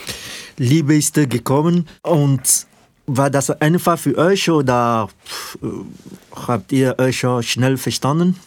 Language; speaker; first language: German; non-native, fluent; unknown